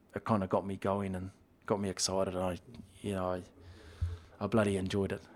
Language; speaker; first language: English; native; English